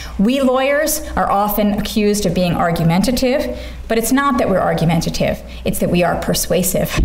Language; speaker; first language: English; native; English